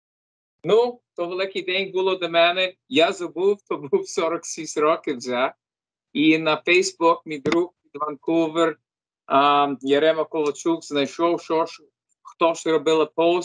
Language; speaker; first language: Ukrainian; early bilingual, heritage; Ukrainian